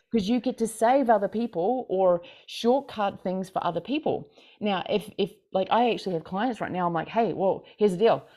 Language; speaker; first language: English; native; English